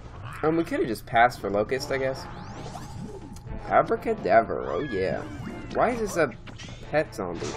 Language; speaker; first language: English; native; English